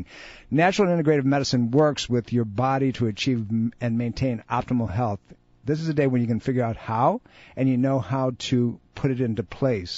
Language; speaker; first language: English; native; English